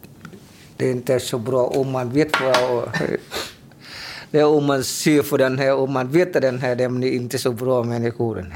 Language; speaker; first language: Swedish; non-native, learner; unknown